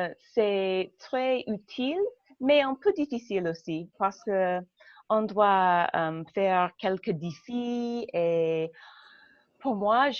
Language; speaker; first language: French; non-native, learner; English